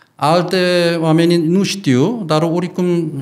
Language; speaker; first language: Romanian; non-native, learner; Korean